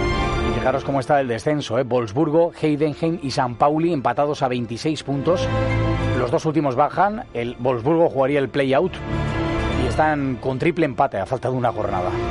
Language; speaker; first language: Spanish; native; Spanish